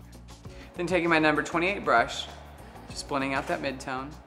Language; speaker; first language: English; native; English